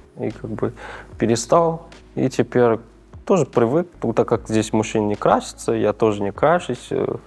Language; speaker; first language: Russian; non-native, fluent; Korean